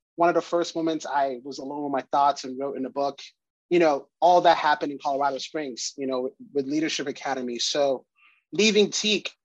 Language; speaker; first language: English; early bilingual, other home language; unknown